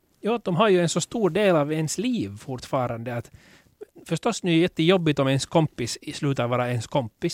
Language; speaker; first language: Swedish; native; Swedish